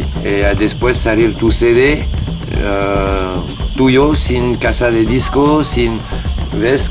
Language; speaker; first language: Spanish; non-native, learner; French